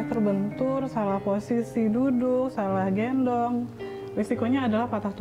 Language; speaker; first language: Indonesian; native; Indonesian